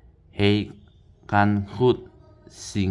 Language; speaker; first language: Dutch; non-native, learner; Indonesian